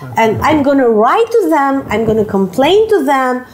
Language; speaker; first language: English; non-native, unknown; Albanian